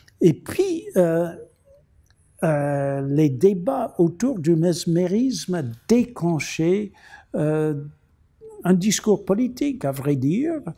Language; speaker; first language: French; non-native, fluent; English